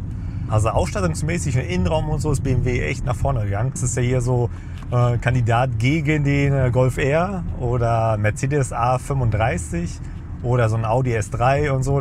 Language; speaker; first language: German; native; German